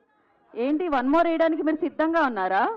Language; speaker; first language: Telugu; native; Telugu